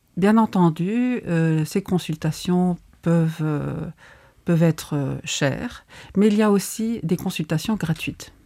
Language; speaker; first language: French; native; French